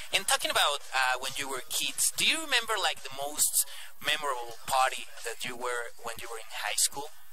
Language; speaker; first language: English; non-native, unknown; Spanish